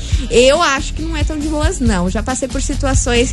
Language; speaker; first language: Portuguese; native; Portuguese